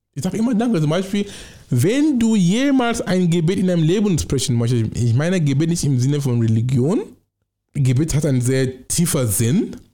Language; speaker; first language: German; non-native, fluent; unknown